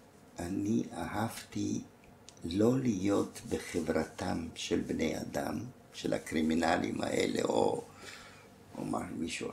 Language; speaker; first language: Hebrew; non-native, fluent; German